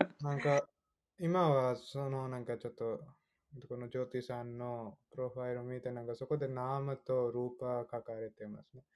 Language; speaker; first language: Japanese; non-native, fluent; Hindi